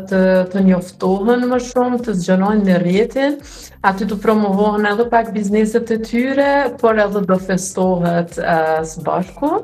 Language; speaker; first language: Albanian; early bilingual, heritage; Albanian